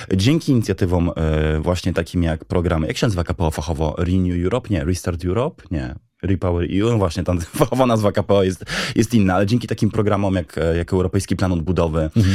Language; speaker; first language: Polish; native; Polish